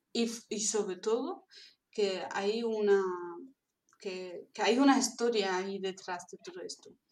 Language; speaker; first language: Spanish; non-native, fluent; German